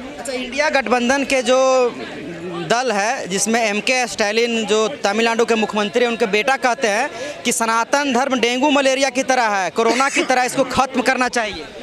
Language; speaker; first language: Hindi; native; Hindi